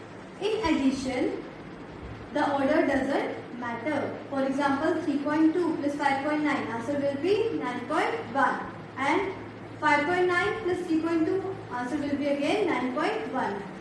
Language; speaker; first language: English; non-native, local second language; Hindi